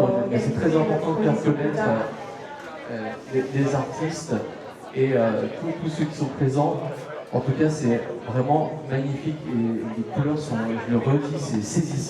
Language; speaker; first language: French; native; French